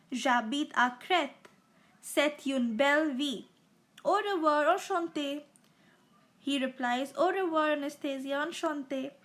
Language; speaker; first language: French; non-native, fluent; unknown